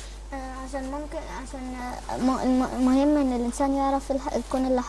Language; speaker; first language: Arabic; native; Arabic